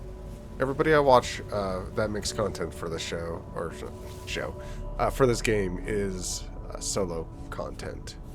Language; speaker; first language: English; native; English